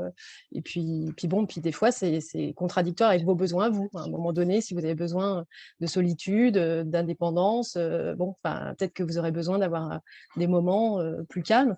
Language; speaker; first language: French; native; French